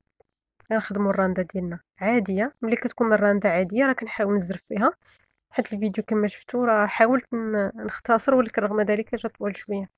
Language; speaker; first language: Arabic; native; Arabic